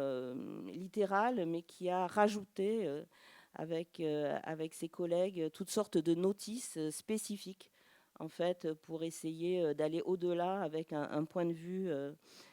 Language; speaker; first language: French; native; French